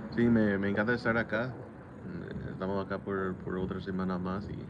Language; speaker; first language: Spanish; non-native, fluent; English